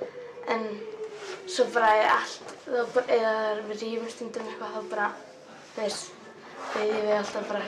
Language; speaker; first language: Icelandic; non-native, local second language; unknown